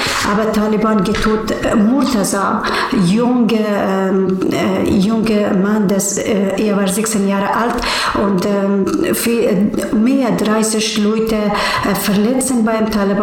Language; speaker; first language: German; non-native, learner; Persian